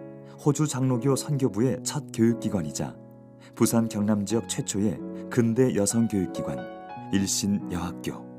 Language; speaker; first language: Korean; native; Korean